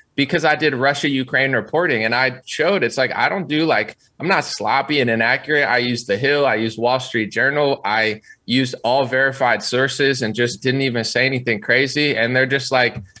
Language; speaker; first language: English; native; English